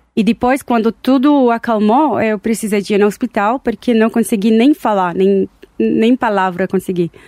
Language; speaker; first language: Portuguese; non-native, learner; Hebrew